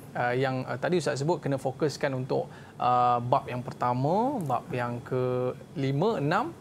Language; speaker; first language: Malay; native; Malay